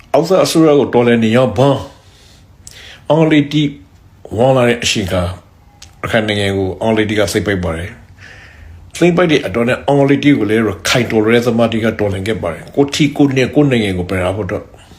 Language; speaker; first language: Burmese; native; Burmese